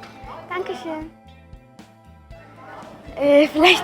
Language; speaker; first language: German; non-native, learner; Kurdish